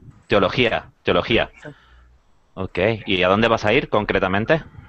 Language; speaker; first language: Spanish; native; Spanish